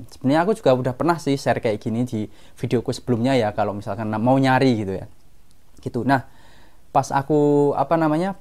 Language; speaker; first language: Indonesian; non-native, local second language; Javanese